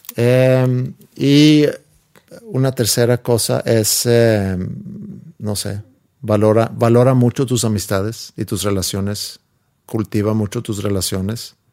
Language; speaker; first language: Spanish; non-native, fluent; Swedish